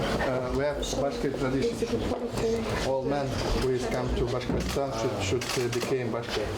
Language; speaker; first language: English; non-native, learner; Russian